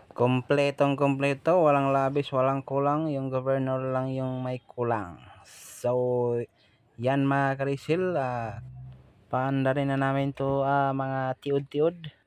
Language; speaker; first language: Filipino; non-native, local second language; Cebuano